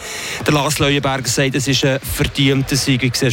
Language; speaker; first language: German; native; German